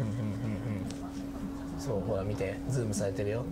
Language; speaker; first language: Japanese; native; Japanese